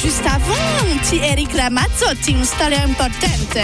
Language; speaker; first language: French; native; French